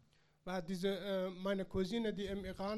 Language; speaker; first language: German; non-native, learner; Persian